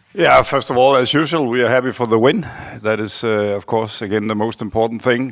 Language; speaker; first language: English; non-native, fluent; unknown